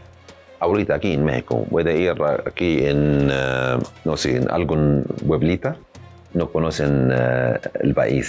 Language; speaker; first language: Spanish; non-native, learner; Arabic